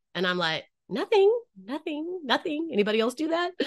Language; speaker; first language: English; native; English